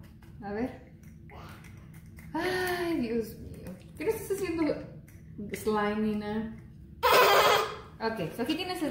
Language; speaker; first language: Spanish; native; Spanish